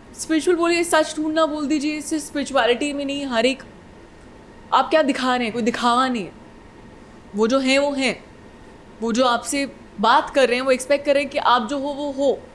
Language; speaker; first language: Hindi; native; Hindi